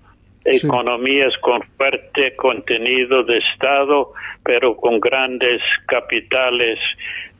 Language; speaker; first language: Spanish; non-native, fluent; English